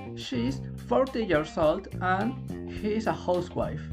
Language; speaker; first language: English; non-native, learner; Spanish